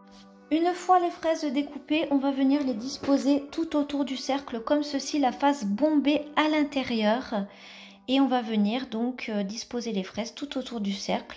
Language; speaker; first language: French; native; French